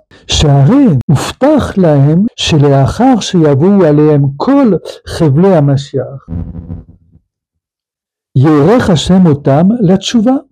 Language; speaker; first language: Hebrew; non-native, fluent; French